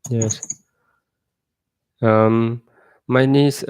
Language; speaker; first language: English; non-native, learner; Vietnamese